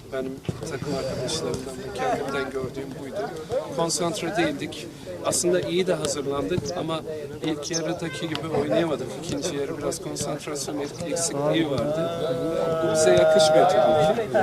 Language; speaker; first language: Turkish; non-native, fluent; Arabic